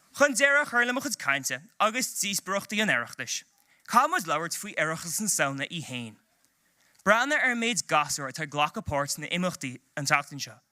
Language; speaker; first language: Irish; native; Irish